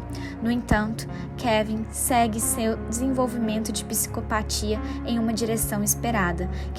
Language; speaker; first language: Portuguese; native; Portuguese